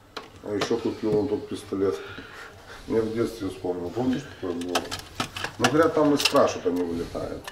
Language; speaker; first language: Russian; native; Russian